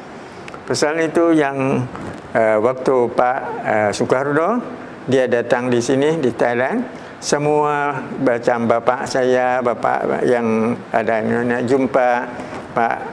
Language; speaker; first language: Indonesian; early bilingual, heritage; Thai